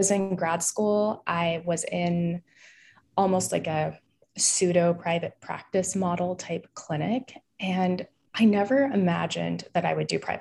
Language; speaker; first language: English; native; English